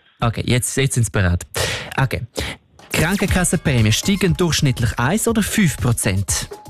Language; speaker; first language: German; native; German